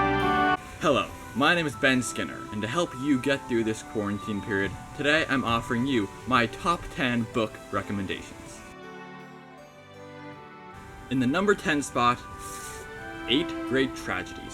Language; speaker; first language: English; native; English